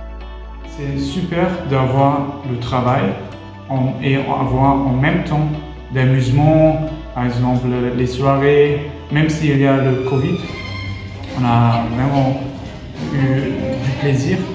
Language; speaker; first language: French; non-native, fluent; German